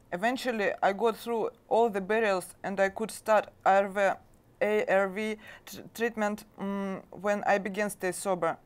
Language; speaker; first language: English; non-native, learner; Russian